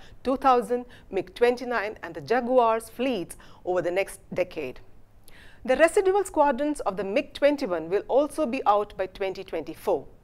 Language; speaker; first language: English; non-native, local second language; Malayalam